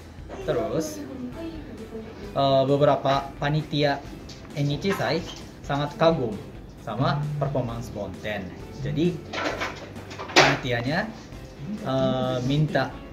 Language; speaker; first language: Indonesian; non-native, fluent; Japanese